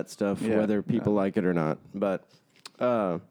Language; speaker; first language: English; native; English